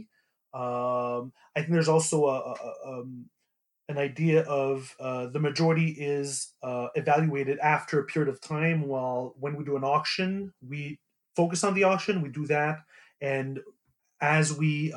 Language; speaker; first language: English; native; English